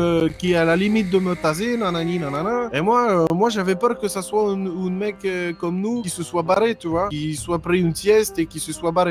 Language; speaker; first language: French; native; French